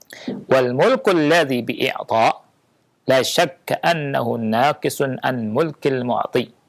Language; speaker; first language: Arabic; non-native, fluent; Indonesian